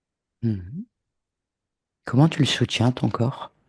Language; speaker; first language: French; native; French